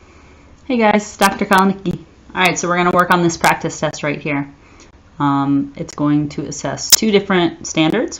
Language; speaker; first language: English; native; English